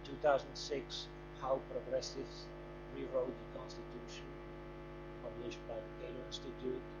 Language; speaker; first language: English; non-native, fluent; Czech